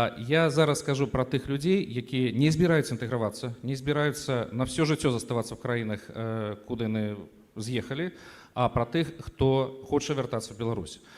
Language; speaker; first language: Belarusian; native; Belarusian